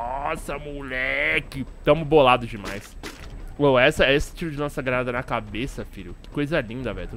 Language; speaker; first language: Portuguese; native; Portuguese